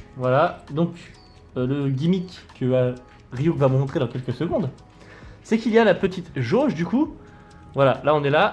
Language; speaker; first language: French; native; French